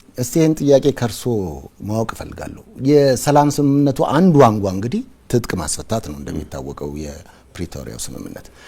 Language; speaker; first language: Amharic; native; Amharic